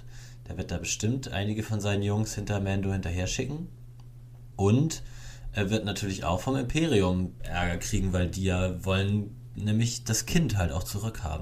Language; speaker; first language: German; native; German